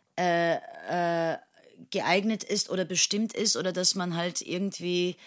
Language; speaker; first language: German; non-native, fluent; Turkish